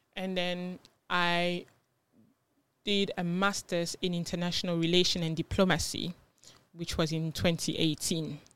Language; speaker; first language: English; non-native, fluent; French